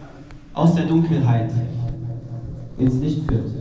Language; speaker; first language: German; native; German